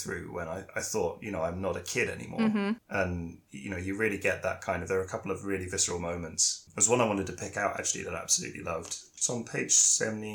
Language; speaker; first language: English; native; English